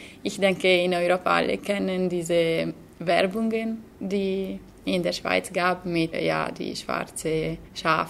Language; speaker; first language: German; non-native, fluent; Slovenian